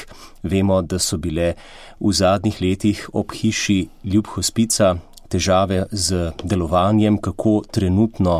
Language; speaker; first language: Slovenian; native; Slovenian